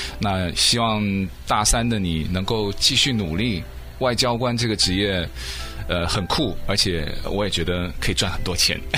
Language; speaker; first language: Chinese; native; Chinese